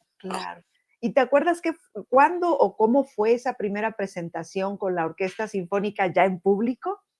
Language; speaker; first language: Spanish; native; Spanish